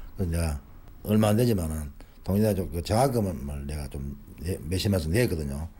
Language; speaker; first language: Korean; native; Korean